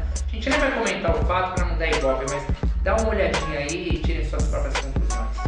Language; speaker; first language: Portuguese; native; Portuguese